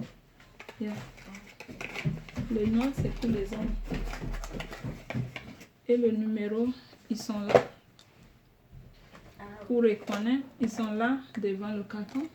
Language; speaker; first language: French; non-native, learner; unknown